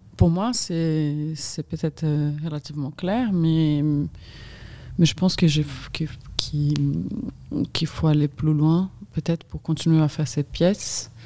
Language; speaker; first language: French; non-native, fluent; Portuguese